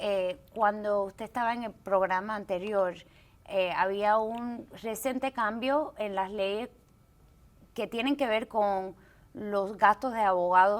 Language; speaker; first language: Spanish; early bilingual, heritage; Spanish